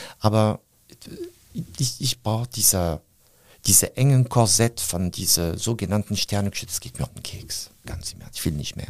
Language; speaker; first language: German; non-native, fluent; French